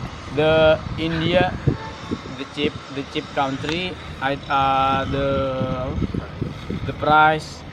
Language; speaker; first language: English; non-native, learner; Indonesian